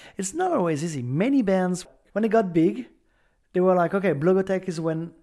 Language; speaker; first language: English; non-native, fluent; French